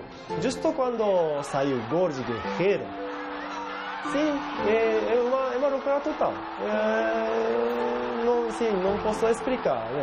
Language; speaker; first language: Portuguese; non-native, fluent; Japanese